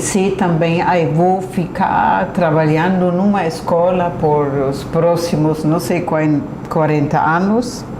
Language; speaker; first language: Portuguese; non-native, fluent; German